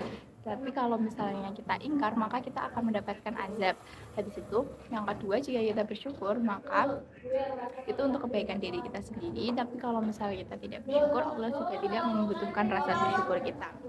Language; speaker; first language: Indonesian; native; Indonesian